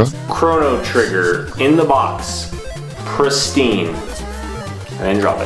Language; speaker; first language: English; native; English